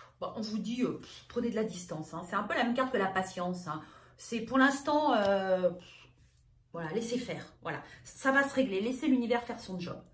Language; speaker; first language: French; native; French